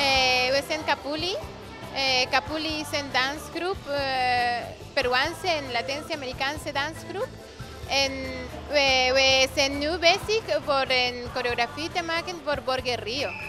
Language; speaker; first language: Dutch; non-native, learner; Spanish